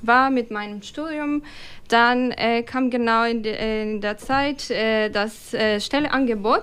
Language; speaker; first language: German; non-native, fluent; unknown